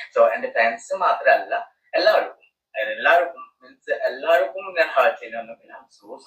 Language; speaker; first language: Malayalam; non-native, fluent; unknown